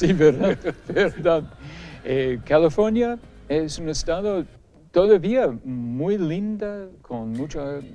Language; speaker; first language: Spanish; non-native, fluent; English